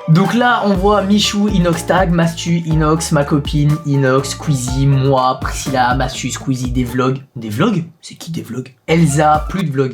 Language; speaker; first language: French; native; French